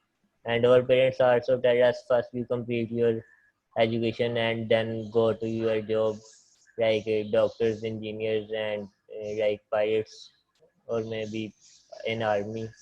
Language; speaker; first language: English; non-native, learner; Punjabi